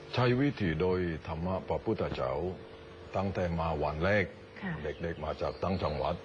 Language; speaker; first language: Thai; non-native, fluent; Indonesian